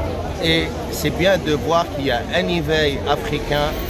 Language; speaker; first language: French; non-native, local second language; Arabic